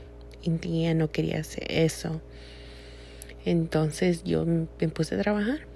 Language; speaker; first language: Spanish; early bilingual, heritage; Spanish